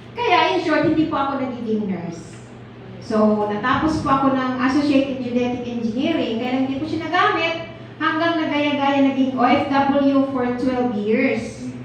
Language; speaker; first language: Filipino; non-native, local second language; Cebuano